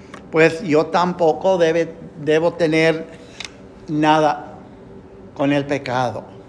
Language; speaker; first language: Spanish; non-native, fluent; English